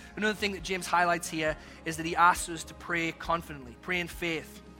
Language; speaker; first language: English; native; English